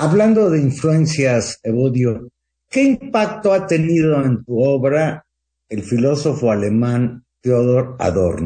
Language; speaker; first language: Spanish; native; Spanish